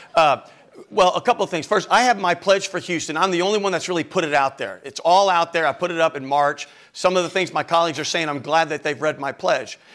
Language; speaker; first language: English; native; English